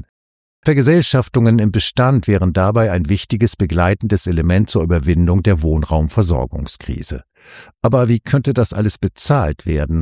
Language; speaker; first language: German; native; German